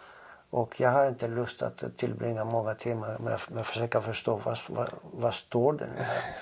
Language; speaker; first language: Swedish; non-native, fluent; Greek